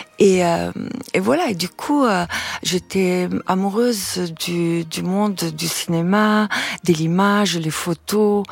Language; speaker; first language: French; non-native, fluent; Italian